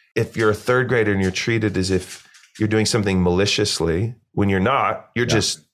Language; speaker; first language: English; native; English